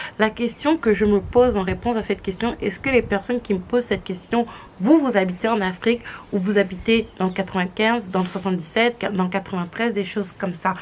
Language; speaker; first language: French; native; French